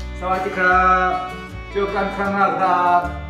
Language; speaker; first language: Thai; non-native, learner; Korean